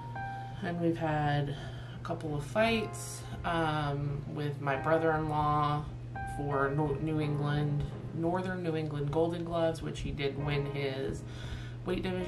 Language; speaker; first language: English; native; English